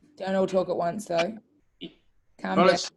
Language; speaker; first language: English; native; English